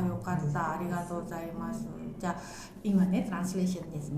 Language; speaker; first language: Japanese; non-native, learner; Indonesian